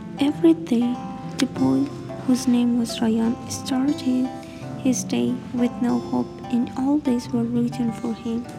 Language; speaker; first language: English; non-native, learner; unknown